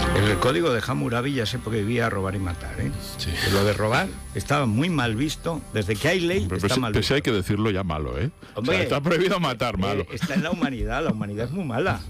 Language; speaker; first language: Spanish; native; Spanish